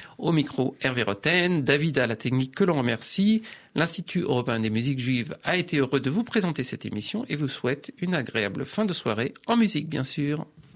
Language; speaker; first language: French; native; French